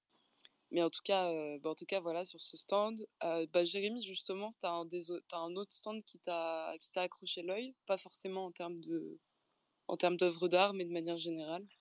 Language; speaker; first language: French; native; French